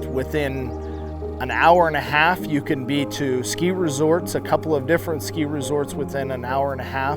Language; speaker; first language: English; native; English